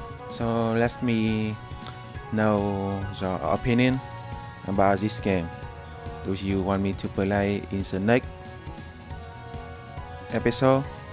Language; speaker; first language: English; non-native, learner; Vietnamese